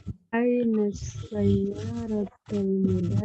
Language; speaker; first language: Arabic; non-native, learner; Indonesian